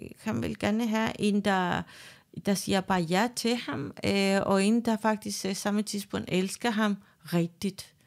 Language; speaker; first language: Danish; non-native, fluent; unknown